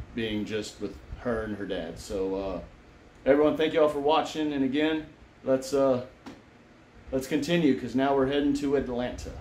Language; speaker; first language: English; native; English